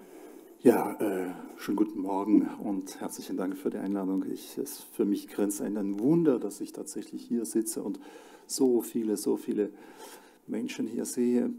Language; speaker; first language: German; non-native, fluent; Ukrainian